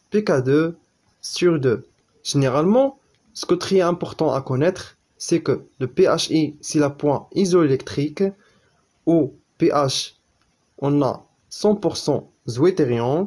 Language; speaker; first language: French; non-native, local second language; Arabic